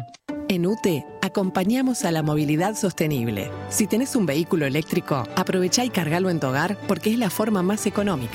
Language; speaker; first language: Spanish; native; Spanish